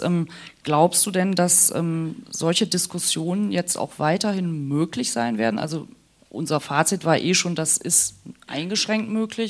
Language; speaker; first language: German; native; German